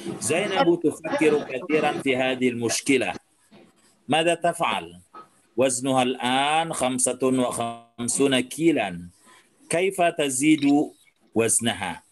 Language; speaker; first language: Arabic; non-native, fluent; Indonesian